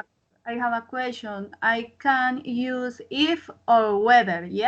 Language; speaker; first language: English; non-native, learner; Spanish